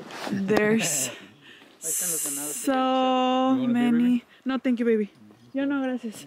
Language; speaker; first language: English; early bilingual, other home language; Spanish